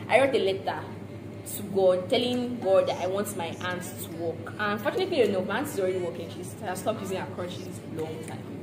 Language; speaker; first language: English; non-native, local second language; Yoruba